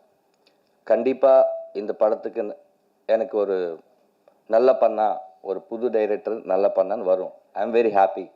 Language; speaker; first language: Tamil; non-native, learner; Telugu